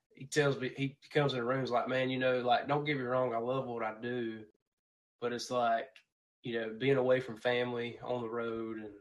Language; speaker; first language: English; native; English